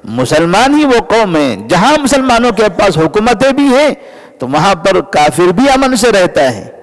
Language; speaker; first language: Urdu; native; Urdu